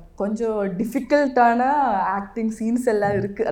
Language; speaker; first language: Tamil; non-native, learner; Malayalam